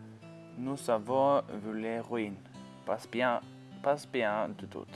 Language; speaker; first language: French; non-native, learner; Norwegian